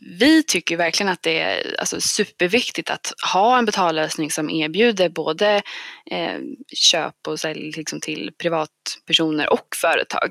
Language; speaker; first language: Swedish; native; Swedish